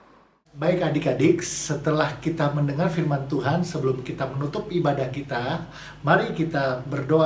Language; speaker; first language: Indonesian; native; Indonesian